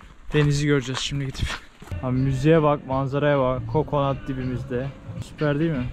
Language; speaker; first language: Turkish; native; Turkish